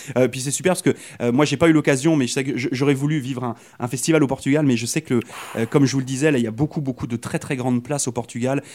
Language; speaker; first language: French; native; French